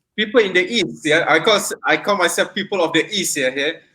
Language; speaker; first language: English; non-native, local second language; Malay